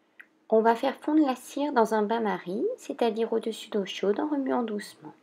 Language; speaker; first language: French; native; French